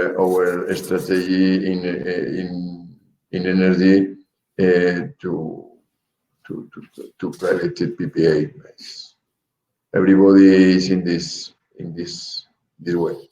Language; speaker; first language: English; non-native, learner; Spanish